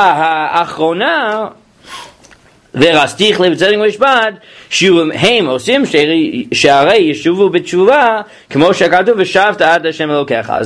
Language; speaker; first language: Hebrew; non-native, fluent; English